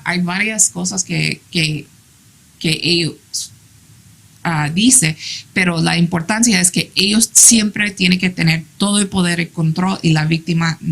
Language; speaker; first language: Spanish; early bilingual, heritage; English